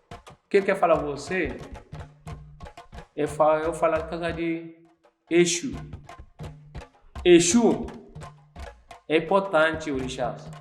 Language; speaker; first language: Portuguese; non-native, learner; Yoruba